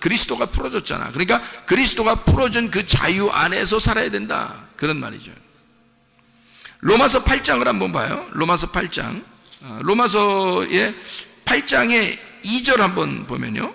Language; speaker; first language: Korean; native; Korean